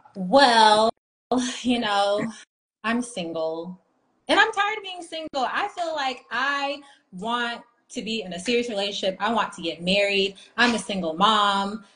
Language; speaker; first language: English; native; English